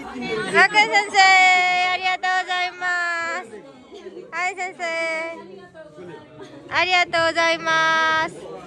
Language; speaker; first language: Japanese; non-native, learner; Nepali